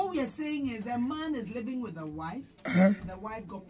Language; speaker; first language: English; non-native, local second language; Akan